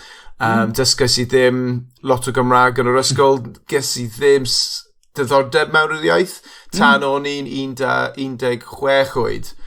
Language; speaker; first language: Welsh; non-native, local second language; English